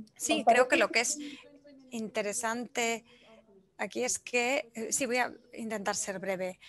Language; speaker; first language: Spanish; non-native, fluent; Polish